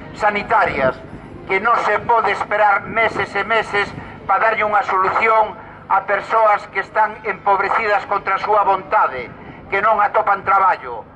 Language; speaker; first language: Galician; non-native, local second language; Spanish